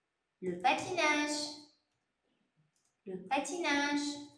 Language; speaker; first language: French; non-native, fluent; Uzbek